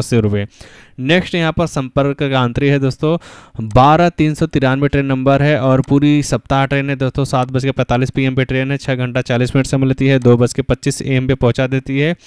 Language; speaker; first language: Hindi; native; Hindi